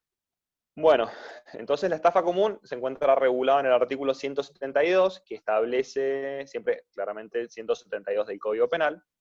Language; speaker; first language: Spanish; native; Spanish